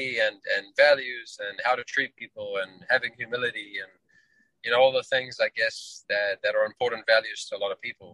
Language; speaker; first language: English; native; English